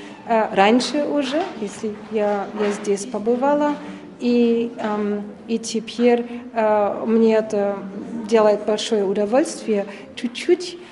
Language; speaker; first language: Russian; non-native, learner; German